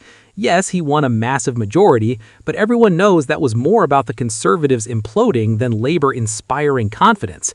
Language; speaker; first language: English; native; English